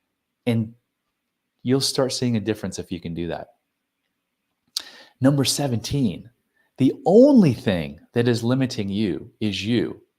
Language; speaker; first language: English; native; English